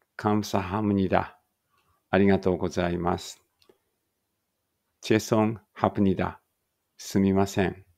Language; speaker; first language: Japanese; native; Japanese